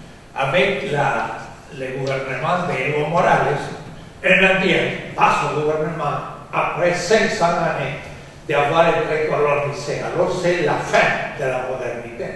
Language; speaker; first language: French; non-native, fluent; Spanish